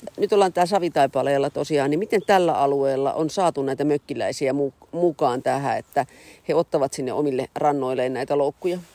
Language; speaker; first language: Finnish; native; Finnish